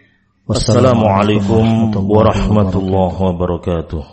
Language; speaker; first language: Arabic; non-native, fluent; Indonesian